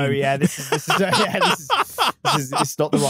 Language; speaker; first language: English; native; English